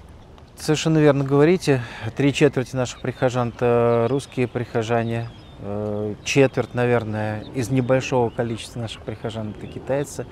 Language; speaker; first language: Russian; native; Russian